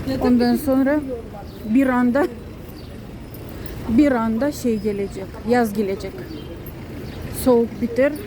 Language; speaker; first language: Turkish; non-native, fluent; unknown